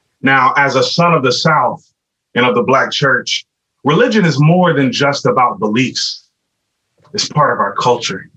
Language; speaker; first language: English; native; English